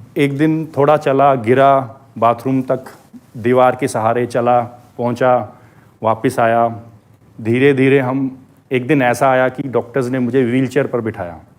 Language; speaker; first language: Hindi; non-native, local second language; Punjabi